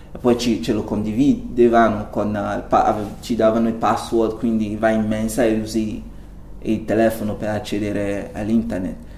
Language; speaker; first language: Italian; non-native, fluent; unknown